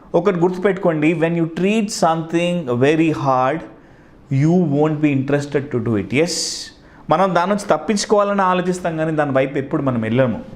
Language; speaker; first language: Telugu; non-native, local second language; Hindi